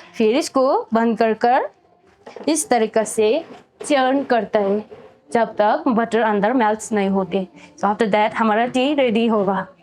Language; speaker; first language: Hindi; non-native, fluent; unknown